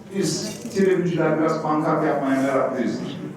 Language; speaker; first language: Turkish; native; Turkish